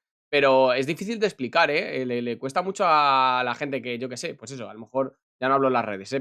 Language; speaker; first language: Spanish; native; Spanish